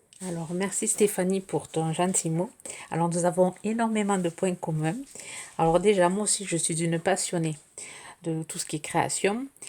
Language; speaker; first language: French; native; French